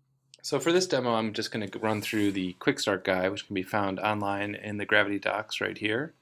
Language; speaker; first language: English; native; English